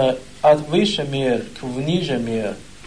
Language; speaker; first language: Russian; non-native, learner; Chinese